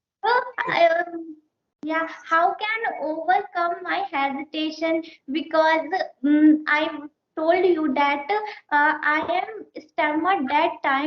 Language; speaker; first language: English; non-native, learner; Hindi